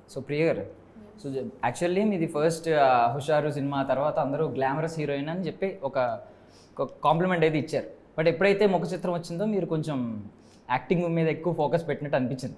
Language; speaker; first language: Telugu; native; Telugu